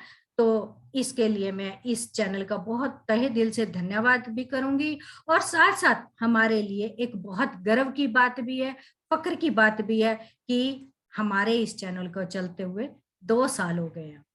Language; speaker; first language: Hindi; native; Hindi